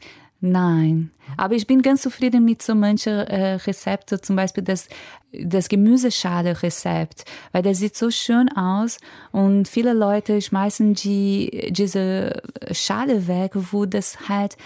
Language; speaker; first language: German; non-native, fluent; Portuguese